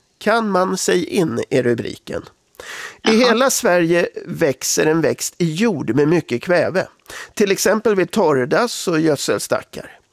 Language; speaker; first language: Swedish; native; Swedish